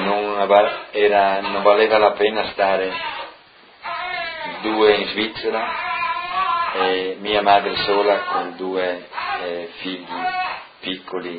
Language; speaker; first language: Italian; non-native, local second language; Friulian